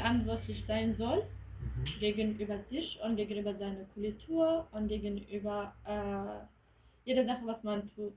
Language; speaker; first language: German; early bilingual, other home language; Kurdish